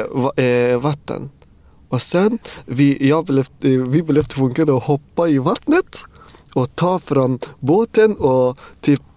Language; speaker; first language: Swedish; non-native, fluent; Persian